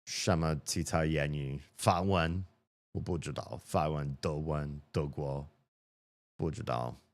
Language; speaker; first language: Chinese; non-native, learner; English